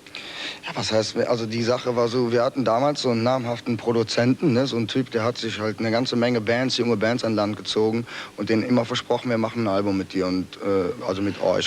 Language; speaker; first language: German; native; German